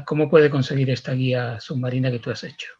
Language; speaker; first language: Spanish; native; Spanish